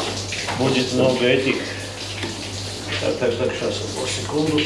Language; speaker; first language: Russian; non-native, local second language; Latvian